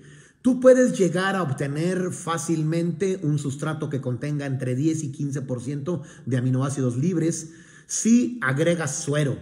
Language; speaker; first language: Spanish; native; Spanish